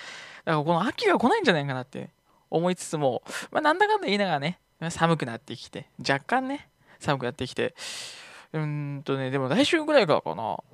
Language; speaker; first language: Japanese; native; Japanese